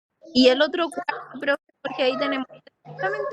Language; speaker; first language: Spanish; native; Spanish